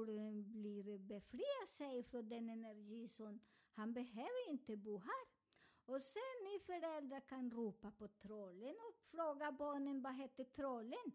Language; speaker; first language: Swedish; non-native, fluent; Spanish